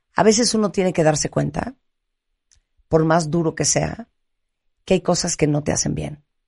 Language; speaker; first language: Spanish; native; Spanish